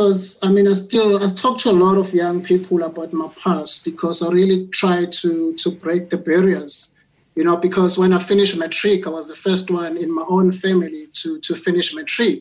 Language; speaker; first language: English; non-native, local second language; Zulu